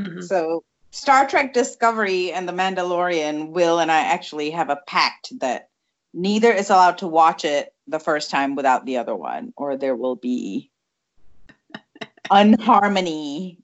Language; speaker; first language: English; non-native, local second language; Tamil